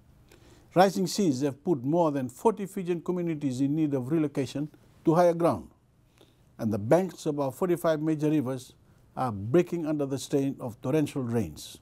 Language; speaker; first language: English; non-native, local second language; Fijian